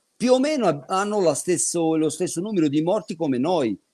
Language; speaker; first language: Italian; non-native, fluent; Portuguese